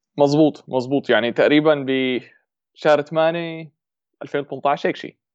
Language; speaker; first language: Arabic; native; Arabic